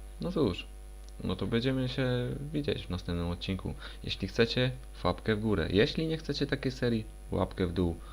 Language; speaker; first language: Polish; native; Polish